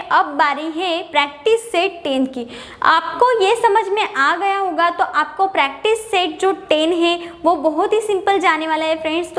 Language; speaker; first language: Hindi; non-native, local second language; Marathi